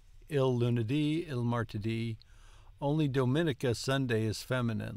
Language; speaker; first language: Italian; non-native, learner; English